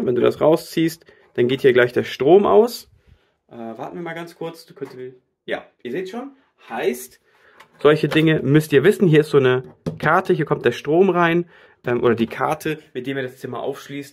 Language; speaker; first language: German; native; German